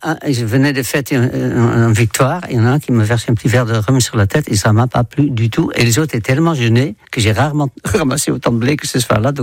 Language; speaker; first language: French; native; French